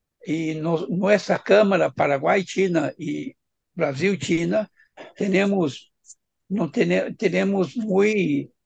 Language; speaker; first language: Spanish; non-native, fluent; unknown